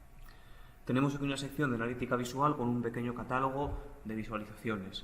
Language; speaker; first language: Spanish; native; Spanish